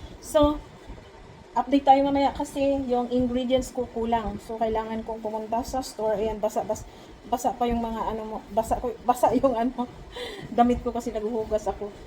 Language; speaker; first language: Filipino; non-native, local second language; Cebuano